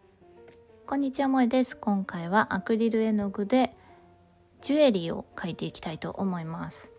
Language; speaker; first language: Japanese; native; Japanese